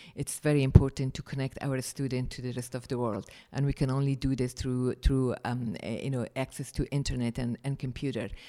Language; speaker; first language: English; non-native, fluent; Persian